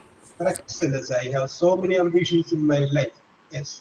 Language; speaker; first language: English; non-native, local second language; Malayalam